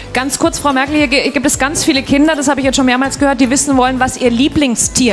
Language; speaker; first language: German; native; German